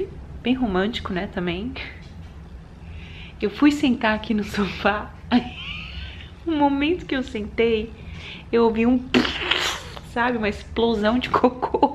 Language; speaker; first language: Portuguese; early bilingual, heritage; Portuguese